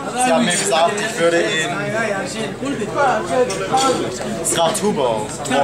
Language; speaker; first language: German; non-native, fluent; English